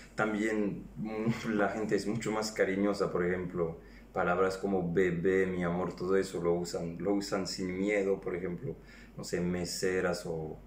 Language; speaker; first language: Spanish; non-native, fluent; French